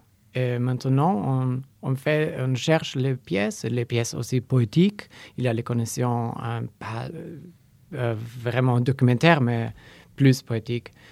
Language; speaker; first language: French; non-native, learner; Polish